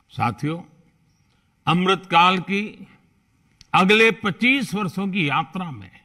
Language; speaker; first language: Hindi; non-native, local second language; Gujarati